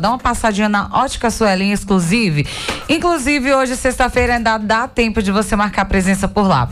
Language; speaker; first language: Portuguese; native; Portuguese